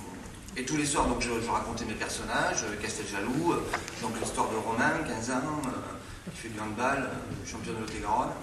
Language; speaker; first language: French; native; French